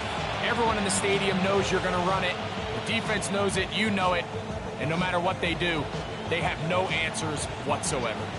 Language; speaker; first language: English; native; English